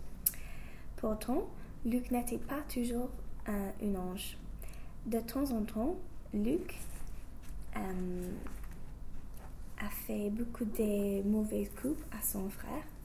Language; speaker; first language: French; non-native, fluent; English